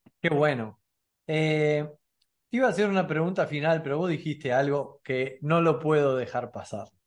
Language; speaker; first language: Spanish; native; Spanish